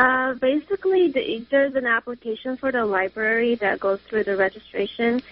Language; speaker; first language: English; native; English